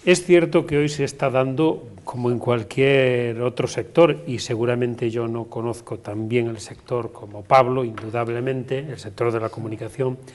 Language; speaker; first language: Spanish; non-native, local second language; Galician